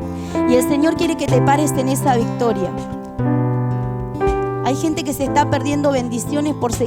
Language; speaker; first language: Spanish; native; Spanish